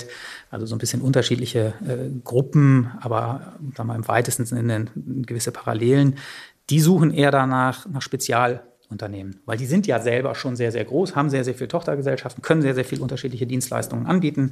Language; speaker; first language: German; native; German